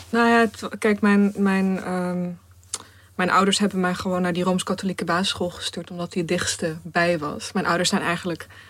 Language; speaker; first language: Dutch; early bilingual, other home language; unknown